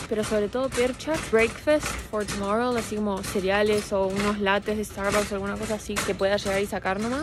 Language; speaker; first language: Spanish; early bilingual, heritage; Spanish